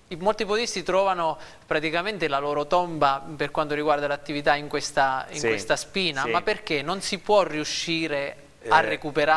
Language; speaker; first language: Italian; native; Italian